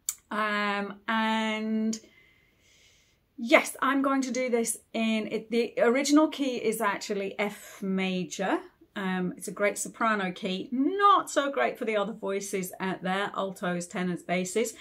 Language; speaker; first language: English; native; English